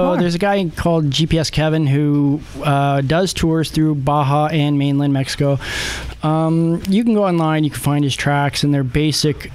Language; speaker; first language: English; native; English